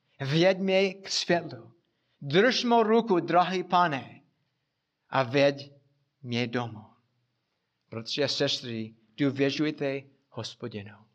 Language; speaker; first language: Czech; non-native, fluent; English